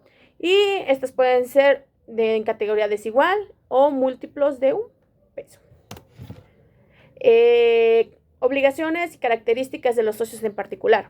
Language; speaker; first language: Spanish; native; Spanish